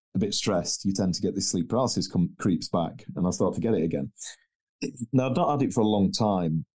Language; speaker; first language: English; native; English